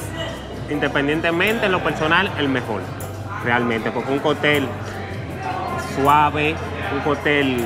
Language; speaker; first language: Spanish; native; Spanish